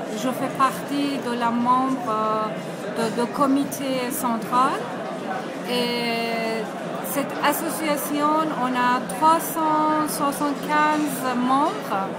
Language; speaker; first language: French; non-native, fluent; Persian